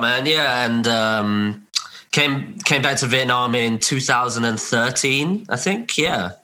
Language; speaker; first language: English; non-native, local second language; Cantonese